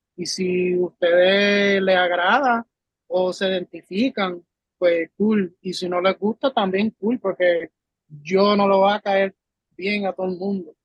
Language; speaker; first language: Spanish; early bilingual, heritage; Spanish